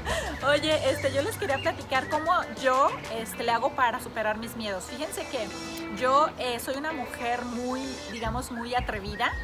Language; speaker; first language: Spanish; native; Spanish